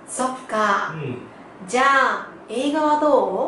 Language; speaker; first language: Japanese; non-native, learner; Korean